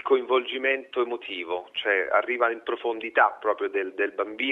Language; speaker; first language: Italian; native; Italian